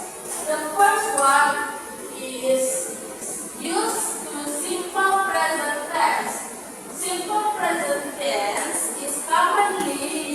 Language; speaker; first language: English; non-native, fluent; Indonesian